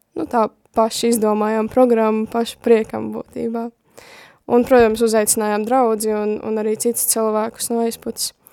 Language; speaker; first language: Latvian; native; Latvian